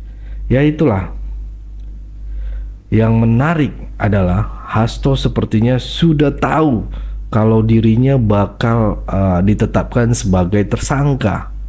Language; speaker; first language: Indonesian; native; Indonesian